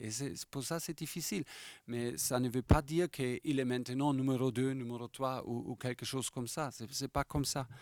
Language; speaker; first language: French; non-native, fluent; German